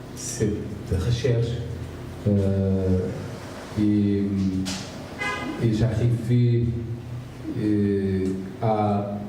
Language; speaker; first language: French; non-native, fluent; Portuguese